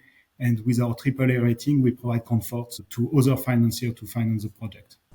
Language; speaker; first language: English; non-native, fluent; French